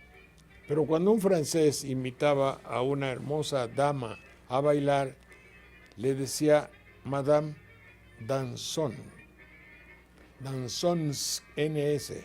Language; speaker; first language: Spanish; native; Spanish